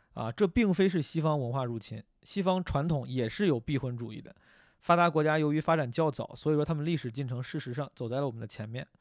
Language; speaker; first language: Chinese; native; Chinese